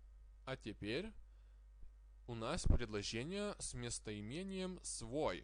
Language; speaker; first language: Russian; non-native, fluent; Lithuanian